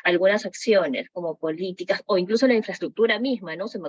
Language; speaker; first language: Spanish; native; Spanish